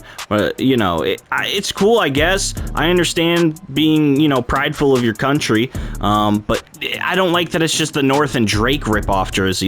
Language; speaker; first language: English; native; English